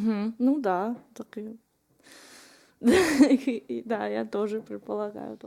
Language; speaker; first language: Russian; non-native, fluent; English